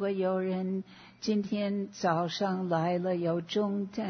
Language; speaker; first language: Chinese; non-native, fluent; English